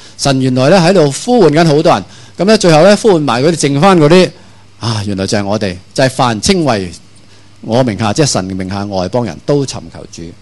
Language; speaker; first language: Chinese; non-native, local second language; Cantonese